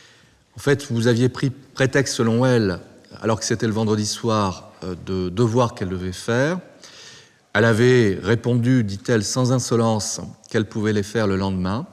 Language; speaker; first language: French; native; French